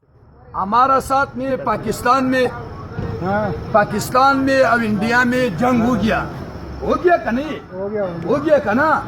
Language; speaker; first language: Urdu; non-native, local second language; Pashto